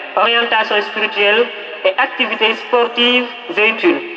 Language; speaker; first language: French; non-native, local second language; Wolof